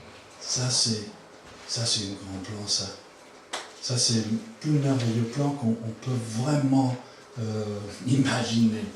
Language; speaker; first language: French; non-native, fluent; English